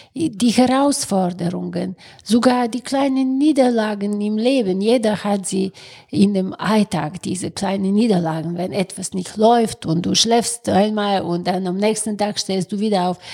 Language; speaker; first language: German; non-native, fluent; Bulgarian